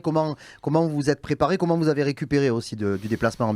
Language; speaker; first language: French; native; French